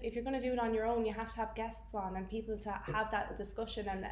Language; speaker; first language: English; native; English